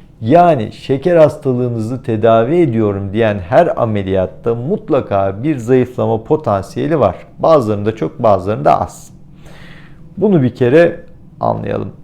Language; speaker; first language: Turkish; native; Turkish